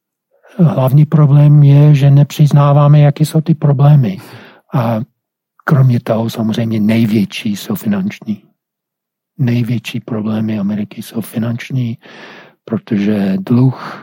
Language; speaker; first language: Czech; non-native, fluent; English